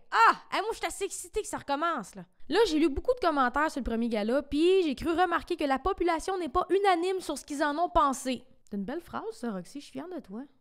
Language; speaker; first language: French; native; French